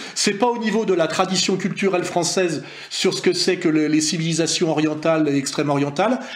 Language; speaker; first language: French; native; French